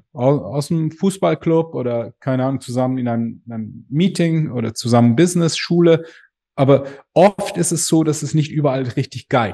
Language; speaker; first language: German; native; German